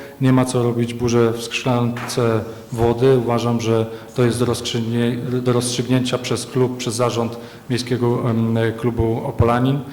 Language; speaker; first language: Polish; native; Polish